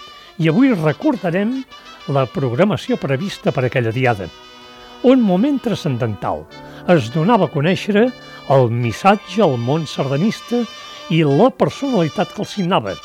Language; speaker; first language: Catalan; native; Catalan